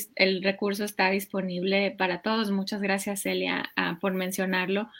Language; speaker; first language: Spanish; native; Spanish